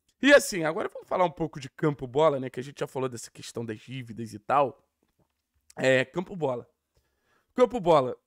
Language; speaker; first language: Portuguese; native; Portuguese